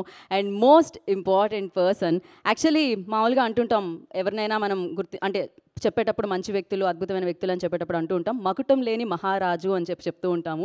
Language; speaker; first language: Telugu; native; Telugu